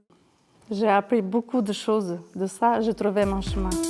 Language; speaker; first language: French; non-native, learner; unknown